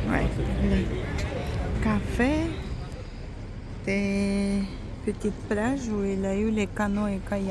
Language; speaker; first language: French; non-native, fluent; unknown